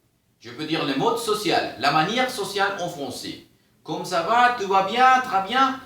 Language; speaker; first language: French; non-native, fluent; Spanish